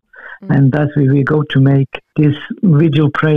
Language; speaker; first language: English; non-native, learner; Ukrainian